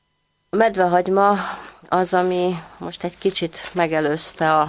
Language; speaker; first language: Hungarian; native; Hungarian